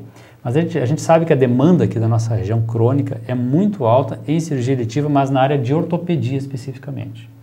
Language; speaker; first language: Portuguese; native; Portuguese